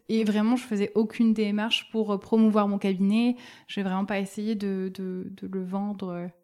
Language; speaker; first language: French; native; French